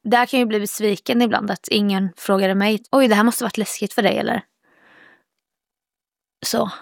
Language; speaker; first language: Swedish; native; Swedish